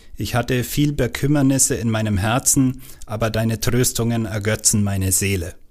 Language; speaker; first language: German; native; German